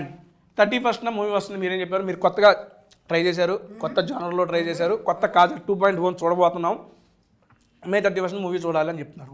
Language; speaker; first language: Telugu; native; Telugu